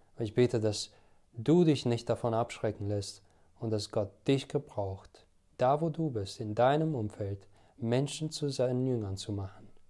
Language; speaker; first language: German; non-native, fluent; Albanian